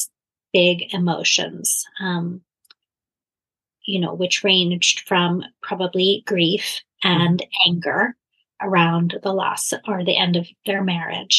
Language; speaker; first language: English; native; English